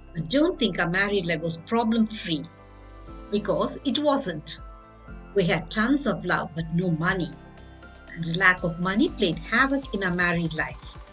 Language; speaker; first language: English; non-native, local second language; Tamil